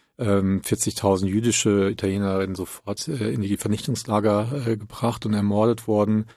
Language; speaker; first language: German; early bilingual, other home language; Italian